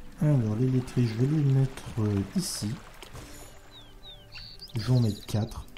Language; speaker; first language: French; native; French